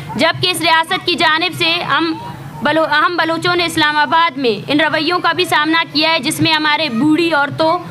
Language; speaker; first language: Urdu; non-native, local second language; Baluchi